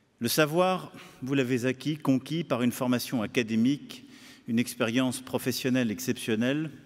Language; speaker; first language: French; native; French